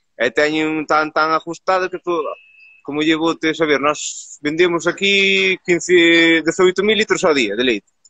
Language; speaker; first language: Galician; native; Galician